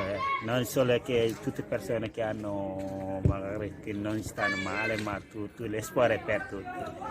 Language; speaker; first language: Italian; non-native, learner; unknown